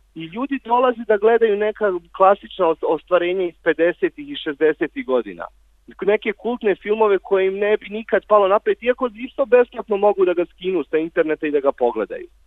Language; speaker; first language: Serbian; native; Serbian